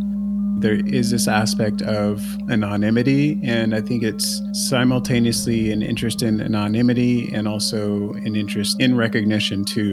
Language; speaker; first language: English; native; English